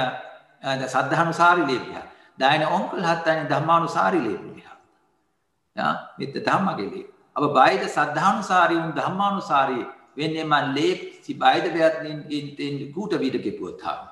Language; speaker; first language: German; non-native, fluent; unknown